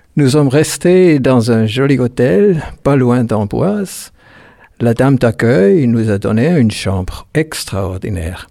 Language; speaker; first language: French; non-native, local second language; German